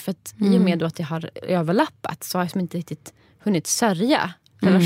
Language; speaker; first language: Swedish; native; Swedish